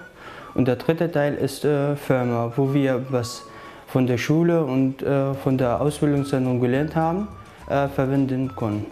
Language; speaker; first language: German; non-native, learner; Arabic